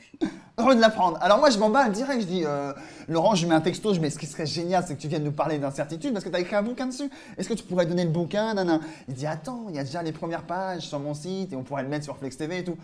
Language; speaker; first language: French; native; French